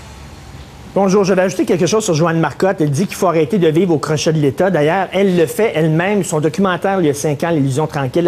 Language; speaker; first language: French; native; French